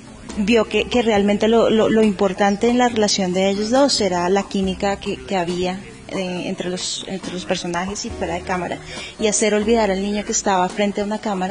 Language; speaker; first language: Spanish; native; Spanish